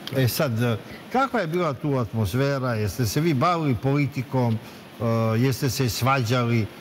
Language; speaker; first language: Serbian; native; Serbian